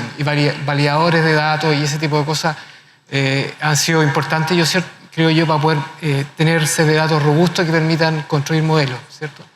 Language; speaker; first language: Spanish; native; Spanish